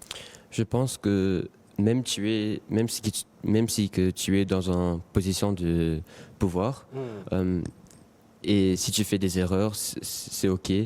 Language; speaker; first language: French; non-native, learner; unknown